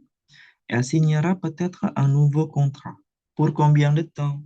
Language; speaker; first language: French; non-native, fluent; Indonesian